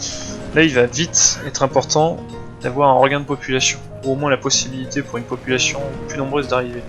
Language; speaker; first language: French; native; French